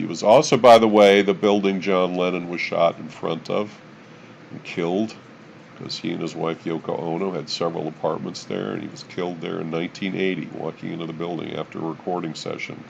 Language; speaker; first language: English; native; English